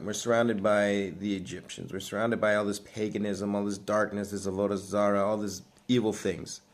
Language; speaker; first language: English; native; English